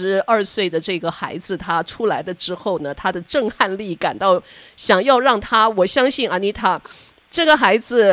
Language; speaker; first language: Chinese; native; Chinese